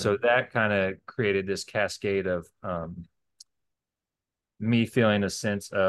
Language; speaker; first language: English; native; English